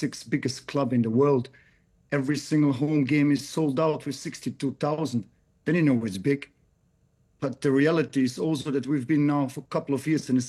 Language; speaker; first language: English; non-native, fluent; German